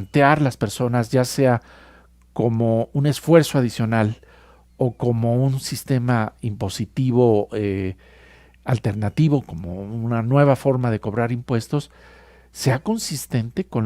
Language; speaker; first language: Spanish; native; Spanish